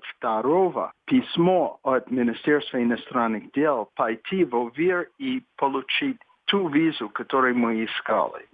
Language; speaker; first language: Russian; non-native, fluent; English